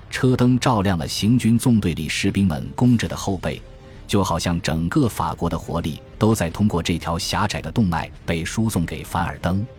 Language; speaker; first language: Chinese; native; Chinese